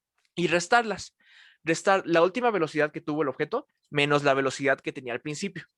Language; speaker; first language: Spanish; native; Spanish